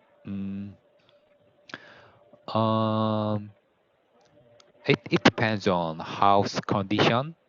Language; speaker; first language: English; non-native, learner; Korean